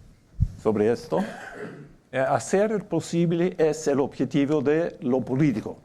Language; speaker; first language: Spanish; non-native, fluent; English